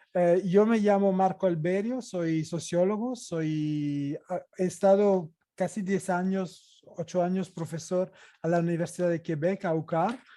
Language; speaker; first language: Spanish; non-native, fluent; Italian